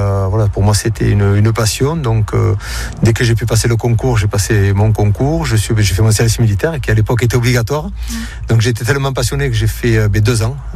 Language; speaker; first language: French; native; French